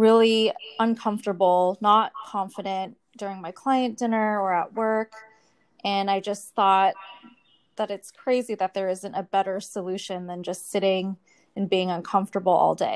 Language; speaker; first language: English; native; English